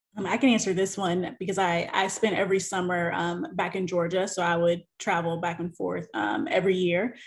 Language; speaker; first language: English; native; English